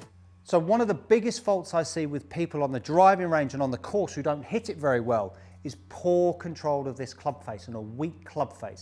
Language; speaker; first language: English; native; English